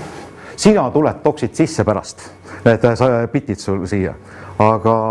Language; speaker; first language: Estonian; native; Estonian